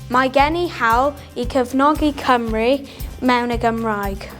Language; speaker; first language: Welsh; non-native, local second language; English